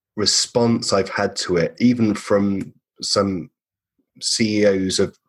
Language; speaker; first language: English; native; English